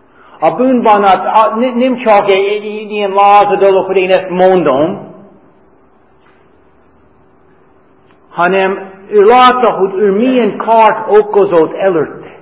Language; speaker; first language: Hungarian; non-native, fluent; English